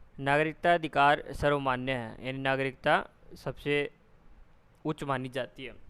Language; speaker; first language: Hindi; native; Hindi